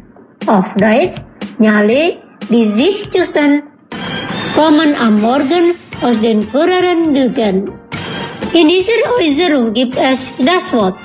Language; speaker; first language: German; non-native, fluent; Indonesian